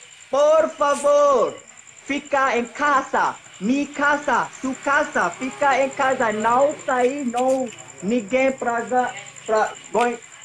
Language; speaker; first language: Portuguese; non-native, learner; Malay